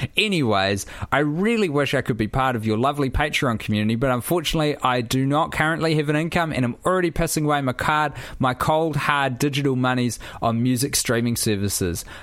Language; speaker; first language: English; native; English